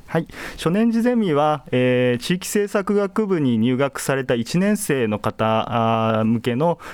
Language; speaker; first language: Japanese; native; Japanese